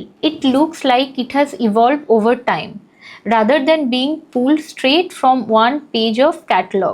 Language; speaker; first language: English; non-native, local second language; Hindi